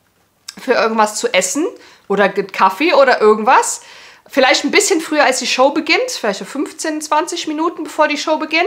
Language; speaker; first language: German; native; German